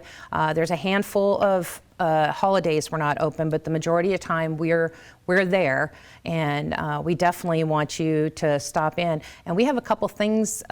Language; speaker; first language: English; native; English